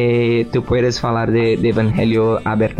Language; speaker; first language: Spanish; non-native, learner; Portuguese